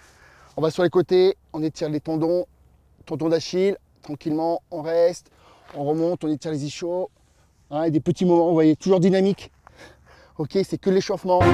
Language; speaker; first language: French; native; French